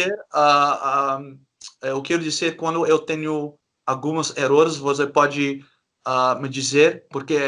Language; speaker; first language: Portuguese; non-native, learner; Dutch